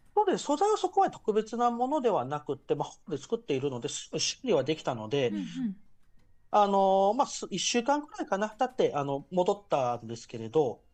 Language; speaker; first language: Japanese; early bilingual, heritage; Japanese